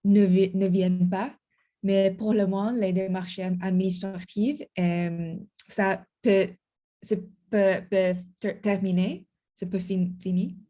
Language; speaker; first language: French; non-native, learner; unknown